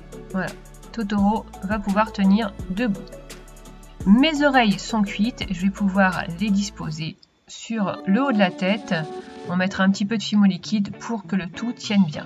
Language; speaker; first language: French; native; French